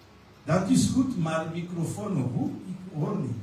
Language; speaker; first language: Dutch; non-native, learner; French